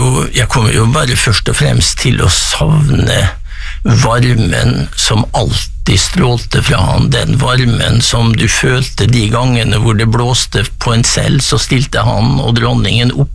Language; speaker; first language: Norwegian; native; Norwegian